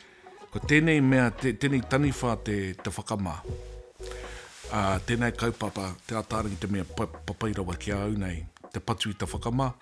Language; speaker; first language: Māori; non-native, local second language; English